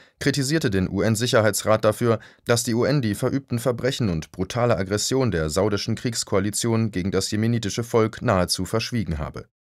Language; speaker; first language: German; native; German